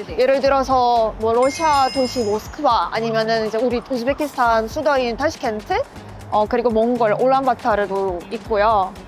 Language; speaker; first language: Korean; non-native, fluent; Russian